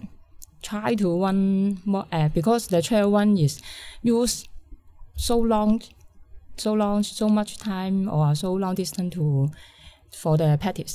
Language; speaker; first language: English; non-native, learner; Cantonese